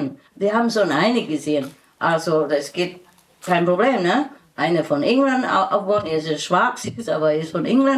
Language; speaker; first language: German; non-native, learner; Vietnamese